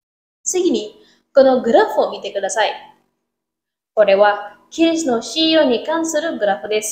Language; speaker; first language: Japanese; non-native, learner; Indonesian